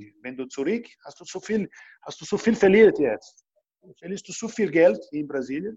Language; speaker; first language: German; non-native, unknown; Portuguese